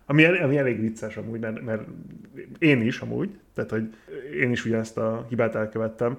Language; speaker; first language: Hungarian; non-native, fluent; English